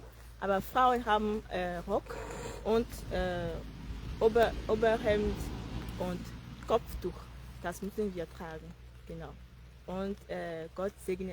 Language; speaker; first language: German; non-native, fluent; Yoruba